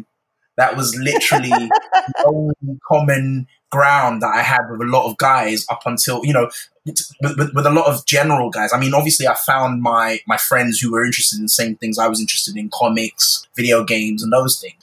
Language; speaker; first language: English; native; English